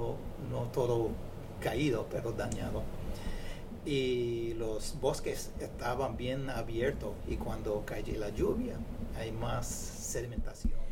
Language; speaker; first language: Spanish; non-native, fluent; English